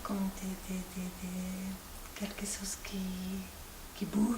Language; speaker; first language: French; non-native, fluent; Spanish